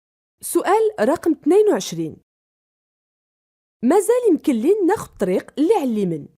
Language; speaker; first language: Arabic; native; Arabic